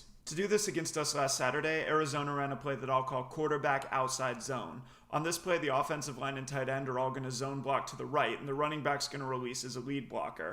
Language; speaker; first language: English; native; English